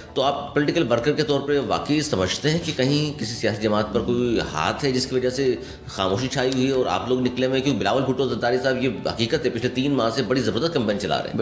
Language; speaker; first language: Urdu; native; Urdu